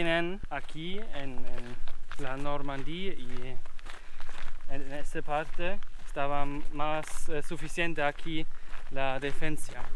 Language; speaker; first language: Spanish; non-native, learner; German